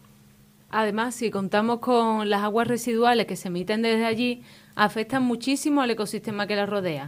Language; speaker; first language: Spanish; native; Spanish